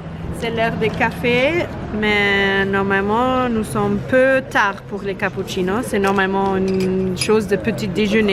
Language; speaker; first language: French; non-native, learner; Italian